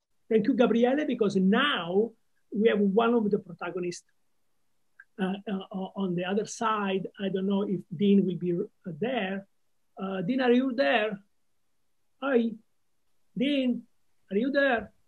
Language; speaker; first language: English; non-native, fluent; Italian